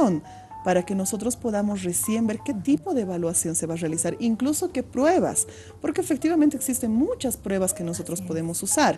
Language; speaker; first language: Spanish; native; Spanish